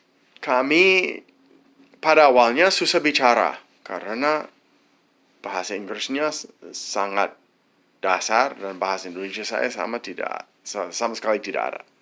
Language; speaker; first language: Indonesian; non-native, fluent; English